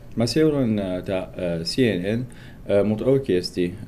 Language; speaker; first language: Finnish; non-native, learner; Arabic